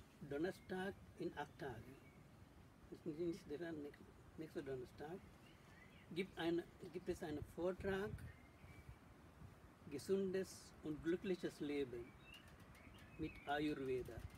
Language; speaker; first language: German; non-native, learner; Sinhala